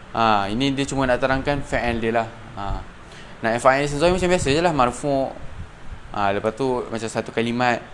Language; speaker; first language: Malay; native; Malay